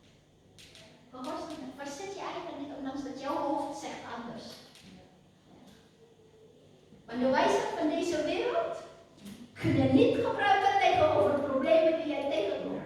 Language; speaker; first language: Dutch; non-native, fluent; Indonesian